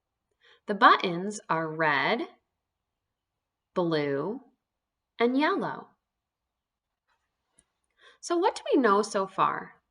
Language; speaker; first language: English; native; English